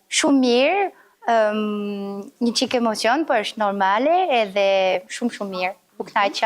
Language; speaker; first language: Albanian; early bilingual, heritage; Albanian